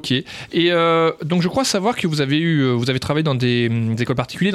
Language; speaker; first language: French; native; French